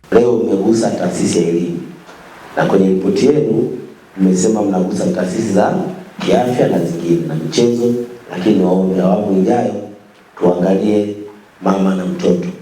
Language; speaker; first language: Swahili; native; Swahili